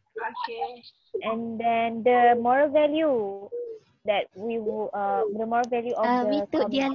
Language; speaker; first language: English; non-native, learner; Malay